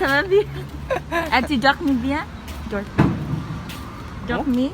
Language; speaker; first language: French; non-native, learner; English